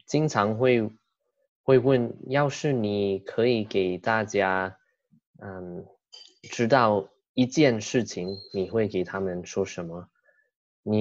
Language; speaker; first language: Chinese; non-native, fluent; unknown